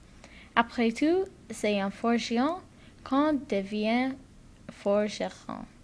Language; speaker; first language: French; non-native, learner; English